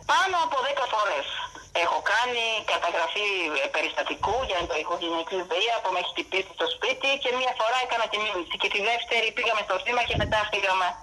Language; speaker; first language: Greek; non-native, fluent; Bulgarian